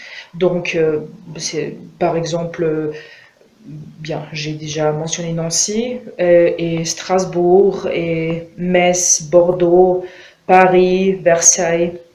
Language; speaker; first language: French; non-native, fluent; Croatian